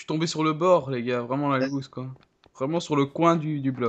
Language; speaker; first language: French; native; French